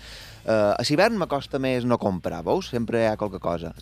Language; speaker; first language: Catalan; native; Catalan